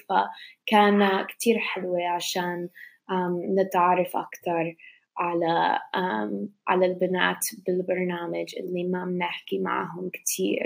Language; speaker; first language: Arabic; non-native, learner; English